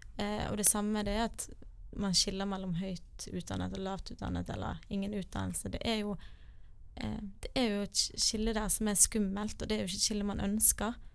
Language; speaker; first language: Norwegian; native; Norwegian